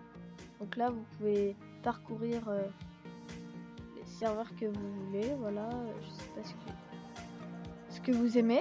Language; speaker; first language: French; native; French